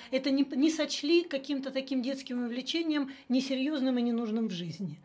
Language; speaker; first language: Russian; native; Russian